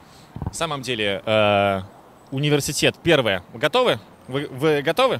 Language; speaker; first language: Russian; native; Russian